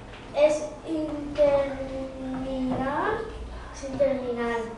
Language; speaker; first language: Catalan; non-native, local second language; Spanish